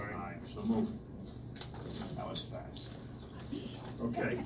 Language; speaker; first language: English; native; English